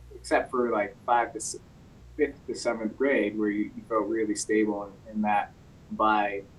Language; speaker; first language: English; native; English